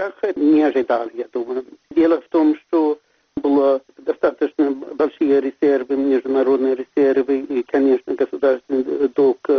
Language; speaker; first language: Russian; non-native, fluent; Swedish